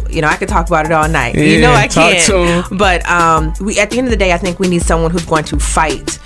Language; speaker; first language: English; native; English